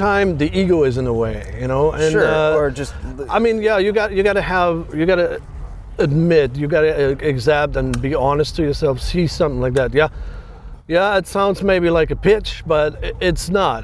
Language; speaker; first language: English; non-native, fluent; German